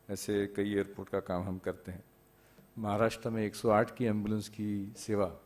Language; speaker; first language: Hindi; non-native, local second language; Marathi